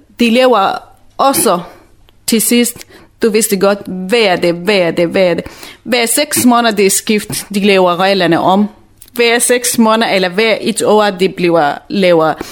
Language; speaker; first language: Danish; non-native, learner; Kurdish